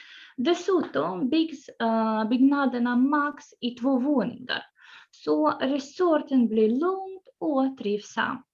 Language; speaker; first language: Swedish; non-native, fluent; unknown